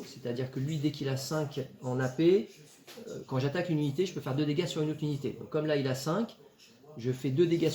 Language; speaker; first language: French; native; French